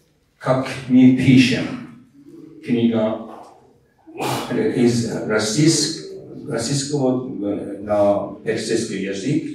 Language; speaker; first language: Russian; non-native, learner; Persian